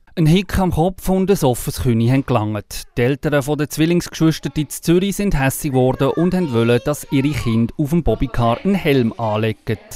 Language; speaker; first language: German; native; German